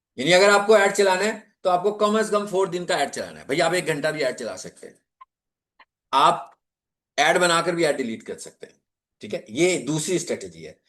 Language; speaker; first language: Urdu; non-native, local second language; Punjabi